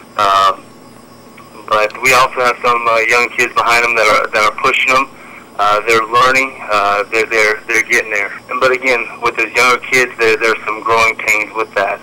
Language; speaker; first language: English; native; English